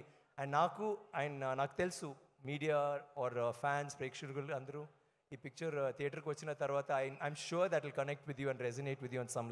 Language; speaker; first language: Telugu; non-native, learner; Tamil